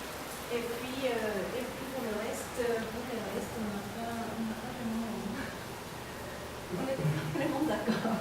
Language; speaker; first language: French; non-native, fluent; Spanish